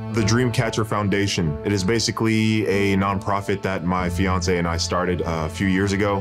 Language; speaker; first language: English; native; English